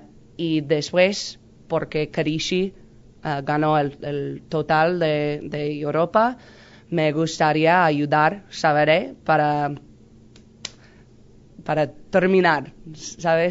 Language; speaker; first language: Spanish; non-native, learner; English